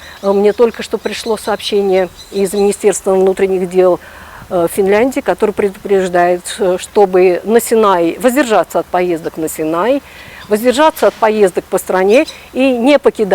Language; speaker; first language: Russian; non-native, local second language; Ukrainian